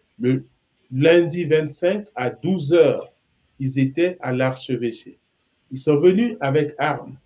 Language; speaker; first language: French; non-native, local second language; Sango